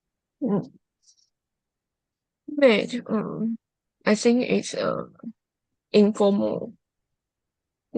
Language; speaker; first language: English; non-native, learner; Chinese